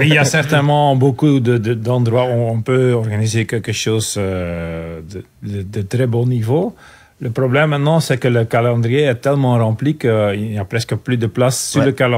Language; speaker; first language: French; non-native, local second language; Dutch